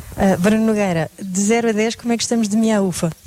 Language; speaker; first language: Portuguese; native; Portuguese